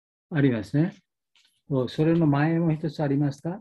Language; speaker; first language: Japanese; non-native, learner; Bangla